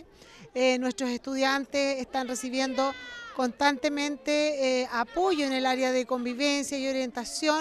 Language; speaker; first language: Spanish; native; Spanish